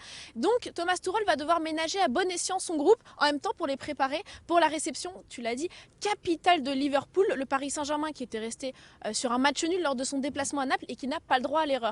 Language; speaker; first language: French; native; French